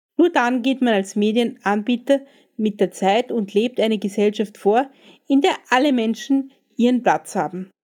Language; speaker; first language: German; native; German